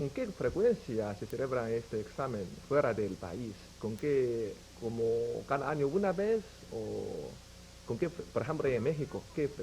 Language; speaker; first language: Spanish; non-native, fluent; Chinese